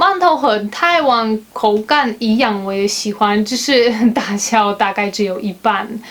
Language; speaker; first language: Chinese; non-native, fluent; Polish